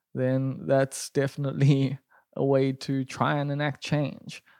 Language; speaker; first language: English; native; English